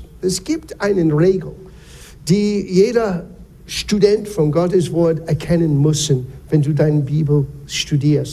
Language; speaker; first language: German; non-native, fluent; English